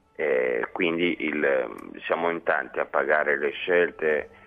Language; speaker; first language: Italian; native; Italian